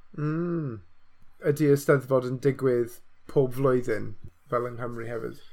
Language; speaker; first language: Welsh; non-native, local second language; English